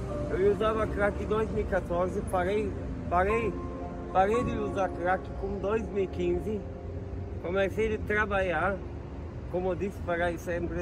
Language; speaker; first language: Portuguese; non-native, fluent; Turkish